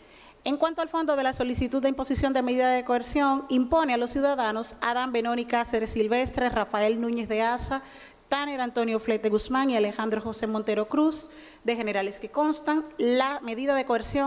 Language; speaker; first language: Spanish; native; Spanish